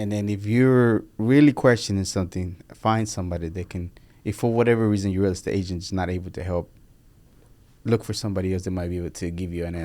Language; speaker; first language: English; early bilingual, other home language; Spanish